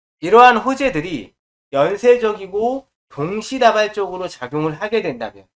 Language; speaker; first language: Korean; native; Korean